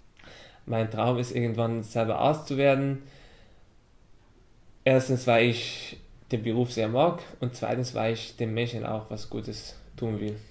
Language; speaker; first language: German; non-native, fluent; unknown